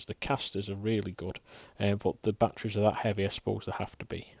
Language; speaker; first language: English; native; English